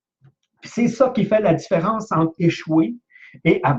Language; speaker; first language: French; native; French